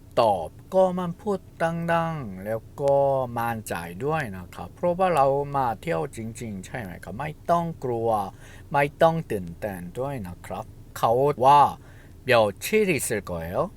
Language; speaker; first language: Thai; non-native, fluent; Korean